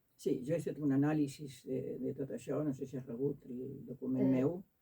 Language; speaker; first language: Catalan; non-native, fluent; Spanish